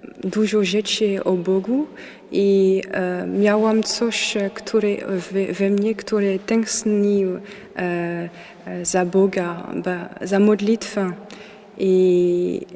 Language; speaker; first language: Polish; non-native, learner; French